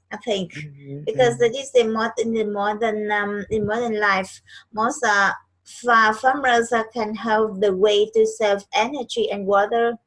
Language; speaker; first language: English; non-native, learner; Vietnamese